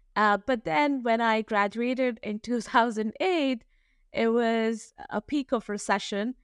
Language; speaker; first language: English; non-native, local second language; Hindi